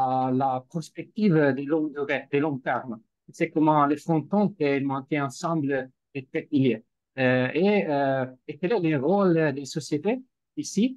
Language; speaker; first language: French; non-native, fluent; Italian